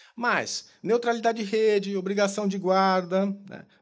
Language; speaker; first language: Portuguese; native; Portuguese